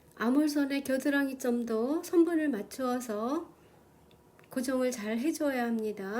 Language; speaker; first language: Korean; native; Korean